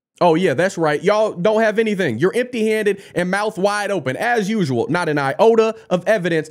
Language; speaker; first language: English; native; English